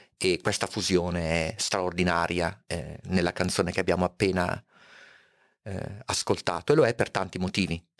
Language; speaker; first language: Italian; native; Italian